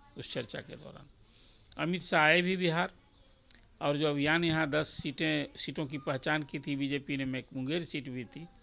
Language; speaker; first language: Hindi; native; Hindi